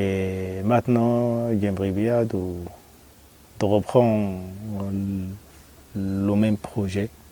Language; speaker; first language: French; non-native, fluent; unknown